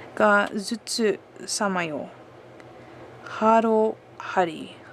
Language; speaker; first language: Japanese; non-native, learner; English